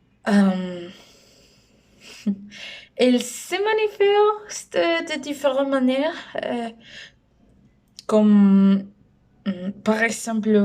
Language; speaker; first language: French; non-native, learner; Spanish